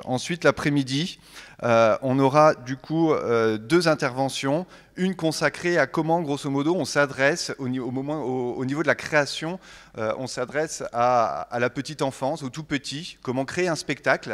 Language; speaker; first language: French; native; French